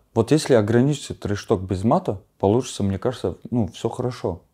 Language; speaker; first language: Russian; non-native, fluent; Armenian